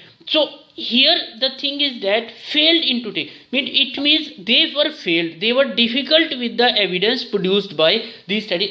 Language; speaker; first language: English; non-native, local second language; Hindi